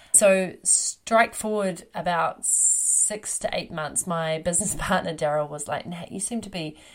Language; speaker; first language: English; native; English